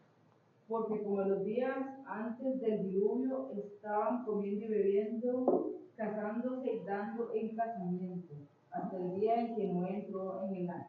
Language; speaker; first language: Spanish; native; Spanish